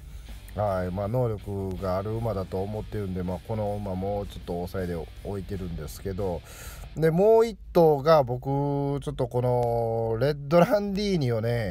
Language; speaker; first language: Japanese; native; Japanese